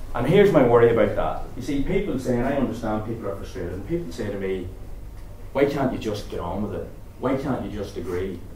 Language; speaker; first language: English; native; English